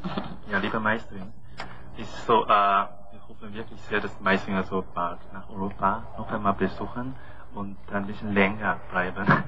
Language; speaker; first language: German; non-native, learner; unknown